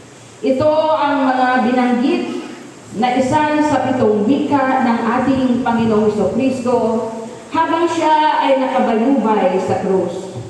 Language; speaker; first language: Filipino; native; Filipino